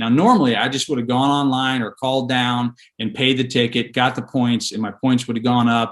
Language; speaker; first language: English; native; English